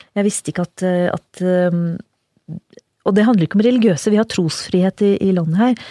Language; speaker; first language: Norwegian; early bilingual, other home language; Urdu